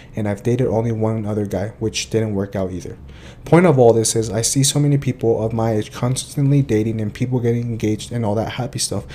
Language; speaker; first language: English; early bilingual, other home language; Spanish